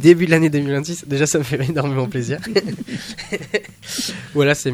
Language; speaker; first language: French; native; French